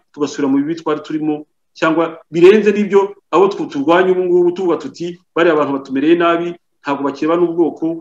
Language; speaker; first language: Kinyarwanda; native; Kinyarwanda